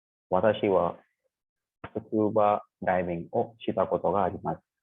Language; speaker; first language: Japanese; non-native, learner; Hindi